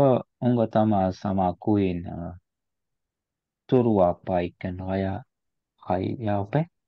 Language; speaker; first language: Finnish; non-native, learner; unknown